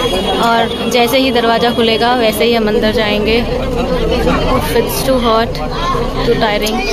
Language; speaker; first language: Hindi; native; Hindi